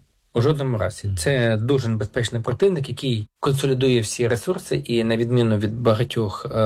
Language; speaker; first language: Ukrainian; native; Ukrainian